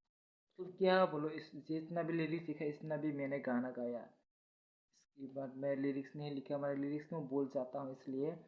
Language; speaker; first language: Hindi; non-native, local second language; Kok Borok